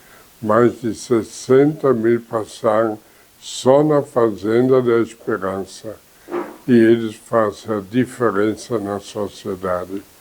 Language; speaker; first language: Portuguese; non-native, fluent; German